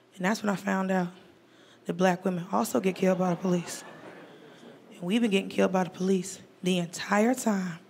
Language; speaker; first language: English; native; English